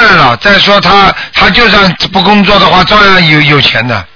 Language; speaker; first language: Chinese; native; Chinese